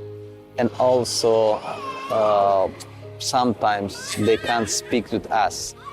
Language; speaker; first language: English; non-native, learner; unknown